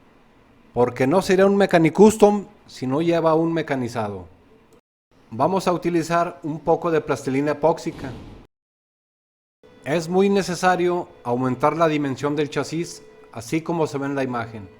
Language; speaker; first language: Spanish; native; Spanish